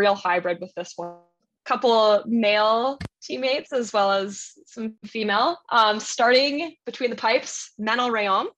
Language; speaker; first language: English; native; English